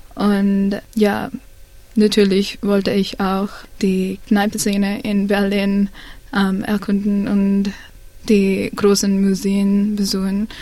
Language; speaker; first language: German; non-native, learner; Sinhala